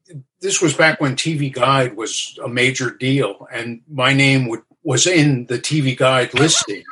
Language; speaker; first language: English; native; English